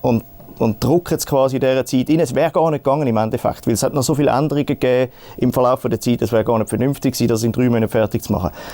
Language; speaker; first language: German; native; German